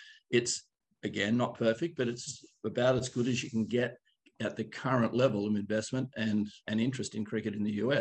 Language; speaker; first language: English; native; English